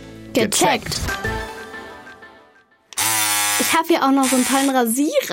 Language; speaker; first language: German; native; German